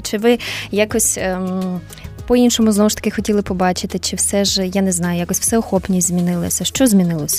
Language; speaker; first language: Ukrainian; native; Ukrainian